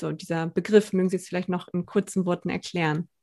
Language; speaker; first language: German; native; German